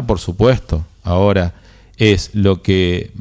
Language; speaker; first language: Spanish; native; Spanish